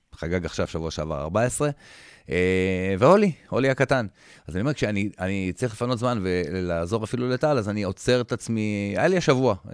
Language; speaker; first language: Hebrew; native; Hebrew